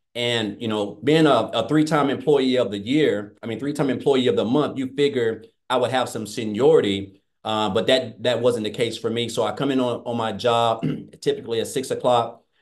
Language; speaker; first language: English; native; English